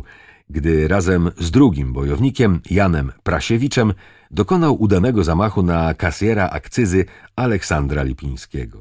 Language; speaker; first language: Polish; native; Polish